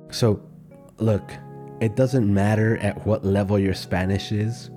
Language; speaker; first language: English; early bilingual, other home language; Spanish